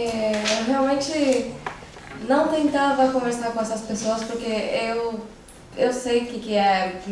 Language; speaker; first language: Portuguese; early bilingual, other home language; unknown